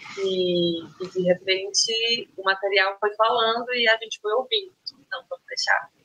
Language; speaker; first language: Portuguese; native; Portuguese